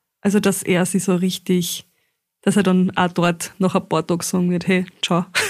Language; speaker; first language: German; native; German